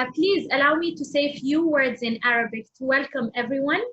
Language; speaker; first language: English; non-native, fluent; Arabic